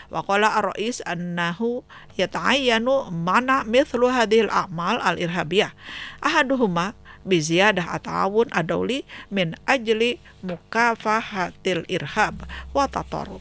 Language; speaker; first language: Arabic; non-native, fluent; Indonesian